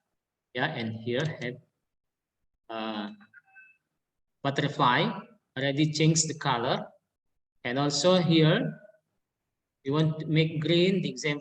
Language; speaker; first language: English; non-native, learner; Indonesian